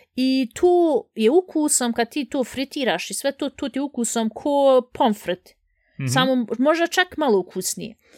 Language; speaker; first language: Bosnian; early bilingual, heritage; Bosnian